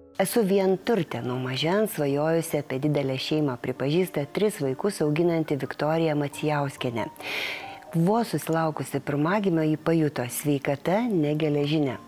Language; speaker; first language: Lithuanian; native; Lithuanian